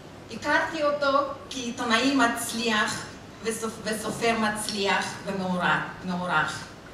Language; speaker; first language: Hebrew; non-native, fluent; Russian